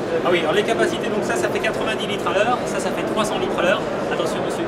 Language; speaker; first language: French; native; French